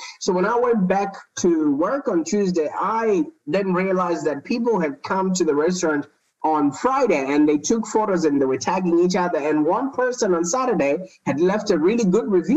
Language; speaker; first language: English; non-native, local second language; Shona